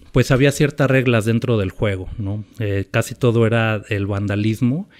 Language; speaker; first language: Spanish; native; Spanish